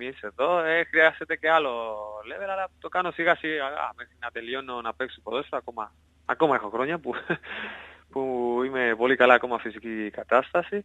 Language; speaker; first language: Greek; non-native, learner; Spanish